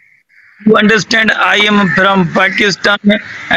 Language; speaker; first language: English; non-native, learner; Sindhi